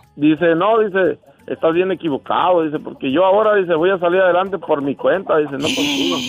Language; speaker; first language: Spanish; native; Spanish